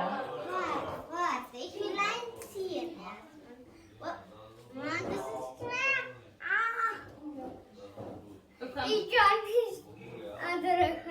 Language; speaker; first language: German; early bilingual, other home language; Russian